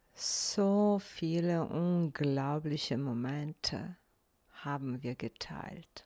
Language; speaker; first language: German; non-native, fluent; Bosnian